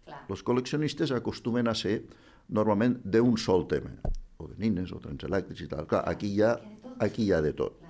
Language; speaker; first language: Catalan; native; Catalan